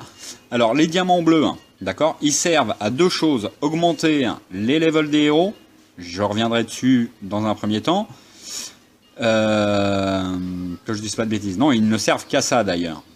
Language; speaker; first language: French; native; French